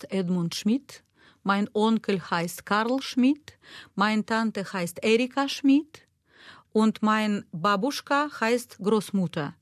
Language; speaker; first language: German; non-native, learner; Russian